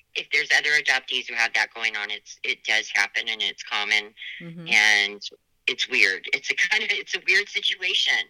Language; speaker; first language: English; native; English